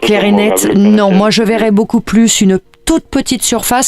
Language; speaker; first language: French; native; French